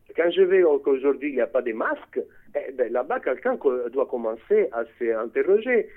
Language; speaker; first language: French; non-native, fluent; Italian